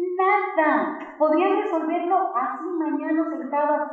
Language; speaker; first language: Spanish; native; Spanish